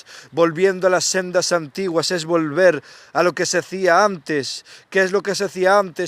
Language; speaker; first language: Spanish; native; Spanish